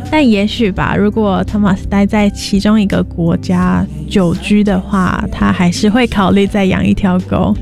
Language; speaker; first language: Chinese; native; Chinese